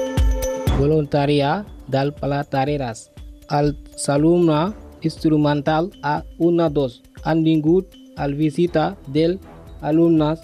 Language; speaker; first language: Catalan; non-native, learner; Spanish